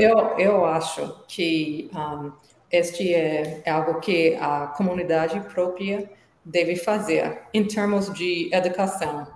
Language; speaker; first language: Portuguese; non-native, learner; English